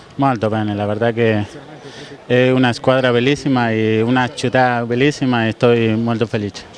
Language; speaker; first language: Italian; non-native, learner; Spanish